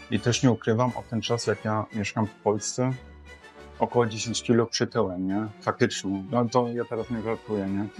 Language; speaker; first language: Polish; non-native, learner; German